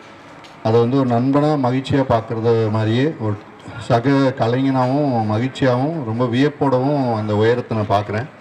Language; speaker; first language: Tamil; native; Tamil